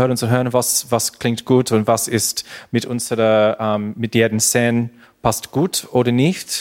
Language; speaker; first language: German; non-native, learner; English